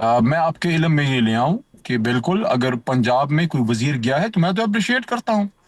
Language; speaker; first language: Urdu; non-native, local second language; Pashto